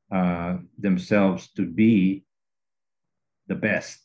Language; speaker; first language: English; non-native, local second language; Min Nan Chinese